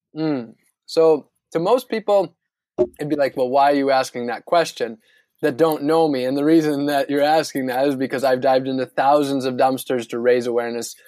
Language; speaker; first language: English; native; English